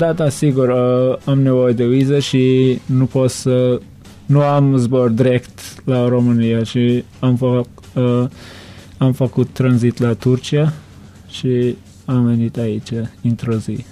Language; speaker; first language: Romanian; non-native, learner; Turkmen